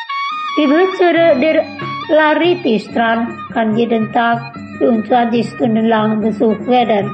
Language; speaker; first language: German; non-native, fluent; Indonesian